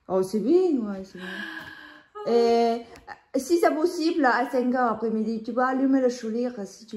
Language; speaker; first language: French; non-native, learner; Vietnamese